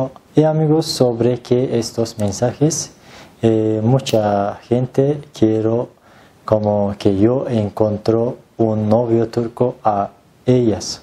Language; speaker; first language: Spanish; non-native, learner; Turkish